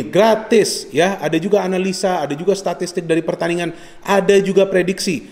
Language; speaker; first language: Indonesian; native; Indonesian